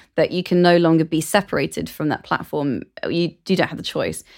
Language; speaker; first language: English; native; English